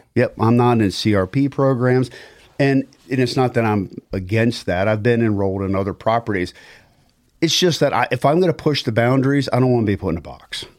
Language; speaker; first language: English; native; English